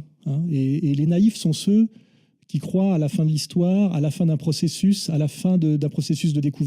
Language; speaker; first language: French; native; French